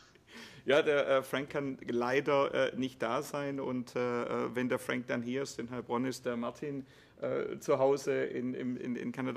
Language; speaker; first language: German; native; German